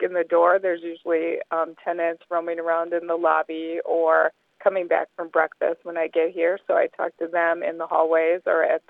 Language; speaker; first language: English; native; English